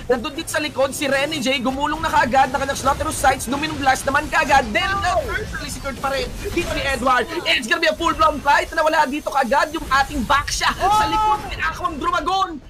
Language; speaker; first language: Filipino; native; Filipino